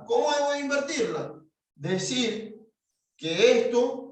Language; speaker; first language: Spanish; native; Spanish